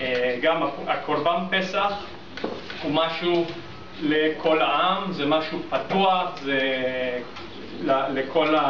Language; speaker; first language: Hebrew; non-native, fluent; English